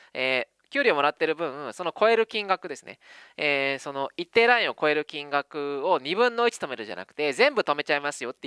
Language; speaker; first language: Japanese; native; Japanese